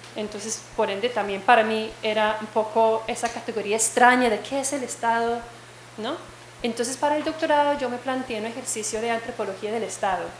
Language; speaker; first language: Spanish; non-native, fluent; English